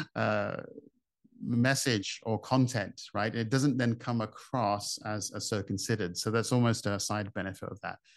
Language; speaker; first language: English; native; English